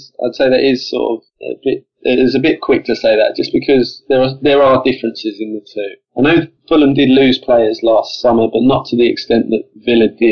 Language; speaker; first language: English; native; English